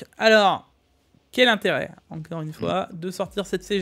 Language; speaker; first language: French; native; French